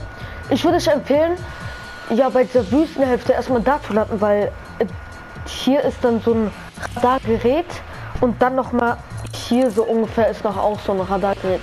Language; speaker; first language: German; native; German